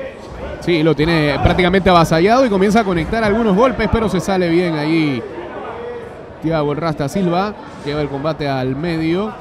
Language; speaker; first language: Spanish; native; Spanish